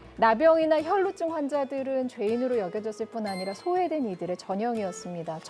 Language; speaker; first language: Korean; native; Korean